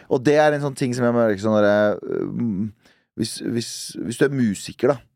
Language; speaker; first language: Norwegian; early bilingual, other home language; Central Kurdish